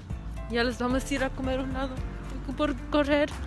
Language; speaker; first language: Spanish; early bilingual, heritage; Spanish